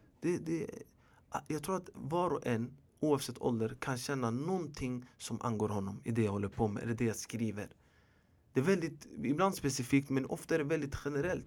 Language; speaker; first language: Swedish; early bilingual, other home language; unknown